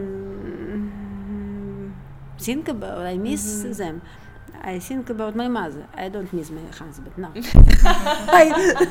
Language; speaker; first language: English; non-native, learner; Russian